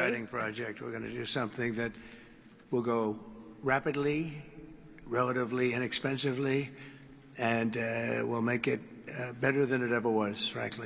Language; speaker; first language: English; native; English